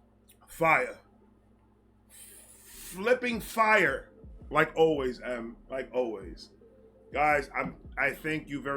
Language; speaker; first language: English; native; English